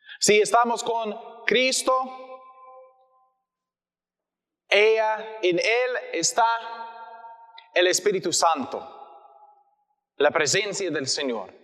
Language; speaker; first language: Spanish; non-native, learner; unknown